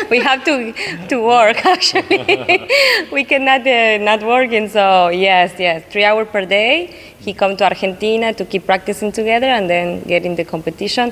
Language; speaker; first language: English; non-native, learner; Spanish